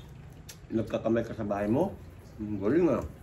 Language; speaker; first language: Filipino; native; Filipino